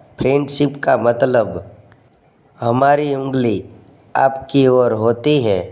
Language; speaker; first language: Hindi; non-native, local second language; Gujarati